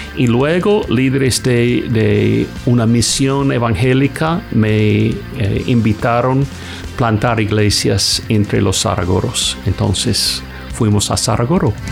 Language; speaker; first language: Spanish; non-native, fluent; English